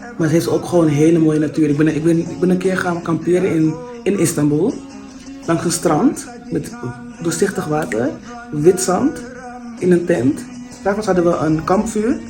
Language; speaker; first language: Dutch; native; Dutch